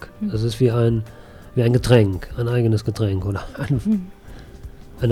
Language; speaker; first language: German; native; German